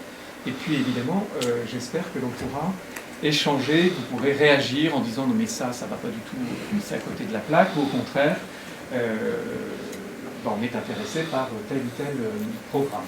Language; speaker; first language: French; native; French